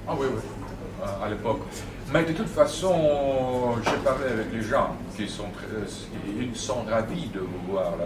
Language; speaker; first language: French; non-native, fluent; Russian